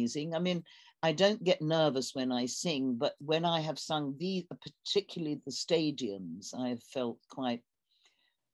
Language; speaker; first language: English; native; English